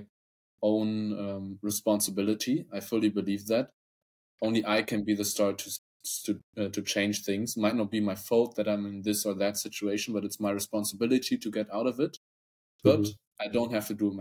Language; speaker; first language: English; non-native, fluent; German